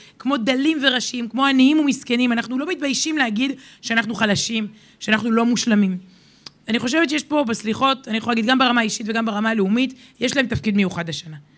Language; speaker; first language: Hebrew; native; Hebrew